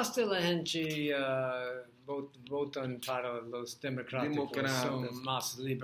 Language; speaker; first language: Spanish; non-native, learner; English